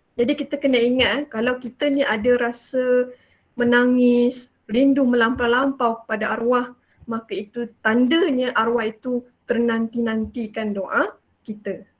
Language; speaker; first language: Malay; native; Malay